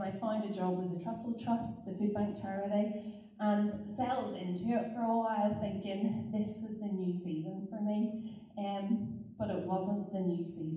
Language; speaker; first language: English; native; English